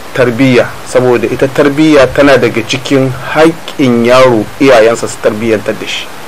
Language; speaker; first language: Hausa; native; Hausa